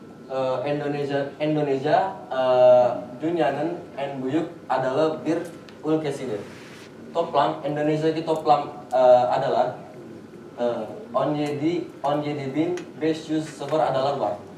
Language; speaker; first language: Turkish; non-native, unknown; Indonesian